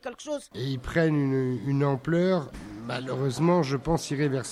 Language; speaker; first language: French; native; French